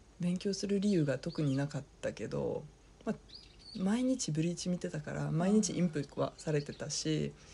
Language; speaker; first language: Japanese; non-native, fluent; French